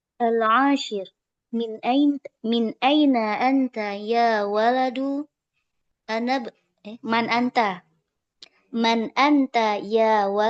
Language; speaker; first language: Arabic; non-native, learner; Indonesian